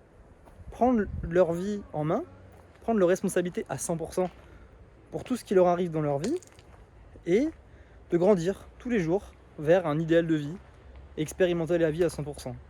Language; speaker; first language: French; native; French